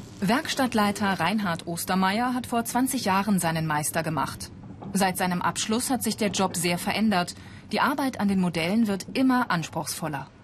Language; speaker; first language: German; native; German